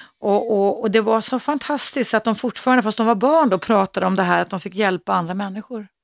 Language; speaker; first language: Swedish; native; Swedish